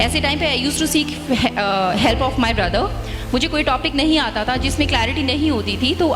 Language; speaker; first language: Hindi; native; Hindi